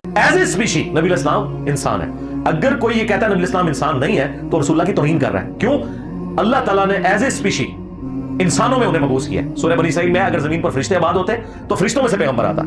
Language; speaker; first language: Urdu; native; Urdu